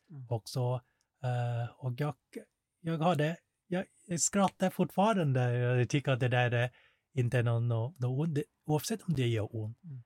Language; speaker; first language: Swedish; non-native, fluent; Thai